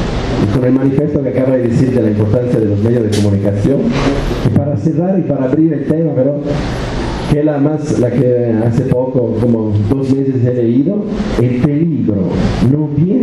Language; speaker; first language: Spanish; non-native, fluent; Italian